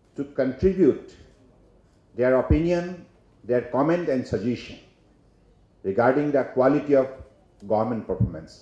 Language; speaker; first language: English; non-native, local second language; Assamese